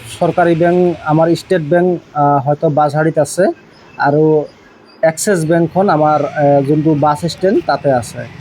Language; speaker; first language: Assamese; non-native, local second language; Bangla